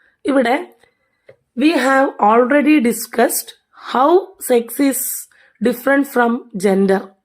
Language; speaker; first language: English; non-native, local second language; Malayalam